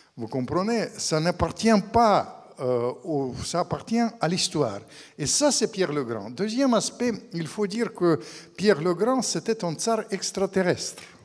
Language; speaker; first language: French; non-native, fluent; Russian